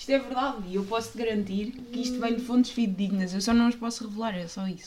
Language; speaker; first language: Portuguese; native; Portuguese